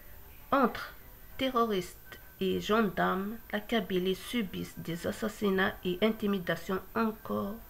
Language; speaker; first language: French; non-native, local second language; Kabyle